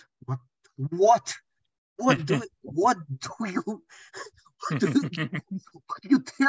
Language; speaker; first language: English; non-native, learner; Russian